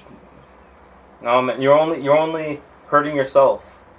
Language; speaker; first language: English; native; English